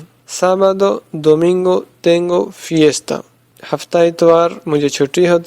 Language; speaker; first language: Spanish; non-native, fluent; Urdu